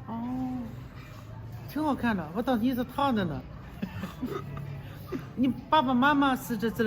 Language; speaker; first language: Chinese; native; Chinese